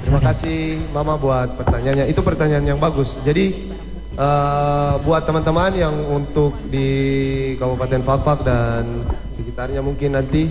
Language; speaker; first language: Indonesian; native; Indonesian